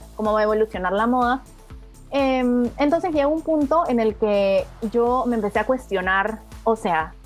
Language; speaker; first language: Spanish; native; Spanish